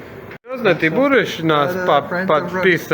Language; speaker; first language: Russian; non-native, learner; English